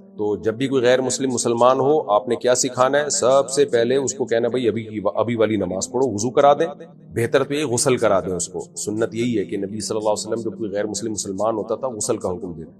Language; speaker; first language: Urdu; native; Urdu